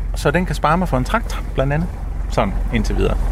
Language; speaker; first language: Danish; native; Danish